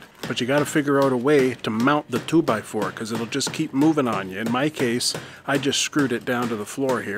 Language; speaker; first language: English; native; English